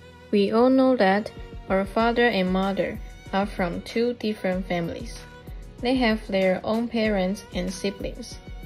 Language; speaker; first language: English; non-native, fluent; Chinese